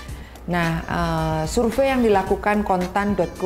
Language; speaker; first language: Indonesian; native; Indonesian